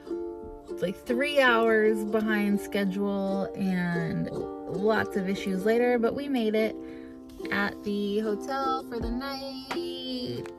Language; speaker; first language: English; native; English